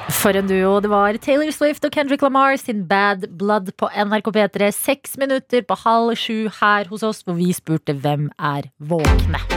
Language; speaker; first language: Norwegian; native; Norwegian